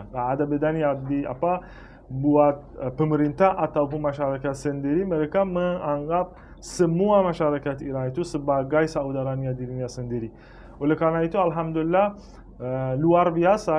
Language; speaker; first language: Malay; non-native, fluent; Persian